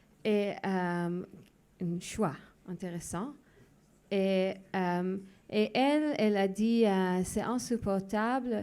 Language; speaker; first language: French; non-native, fluent; Hebrew